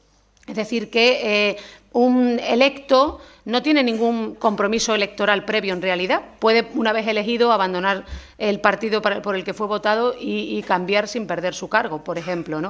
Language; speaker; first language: Spanish; native; Spanish